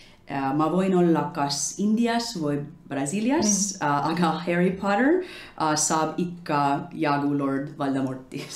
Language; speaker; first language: Estonian; non-native, learner; English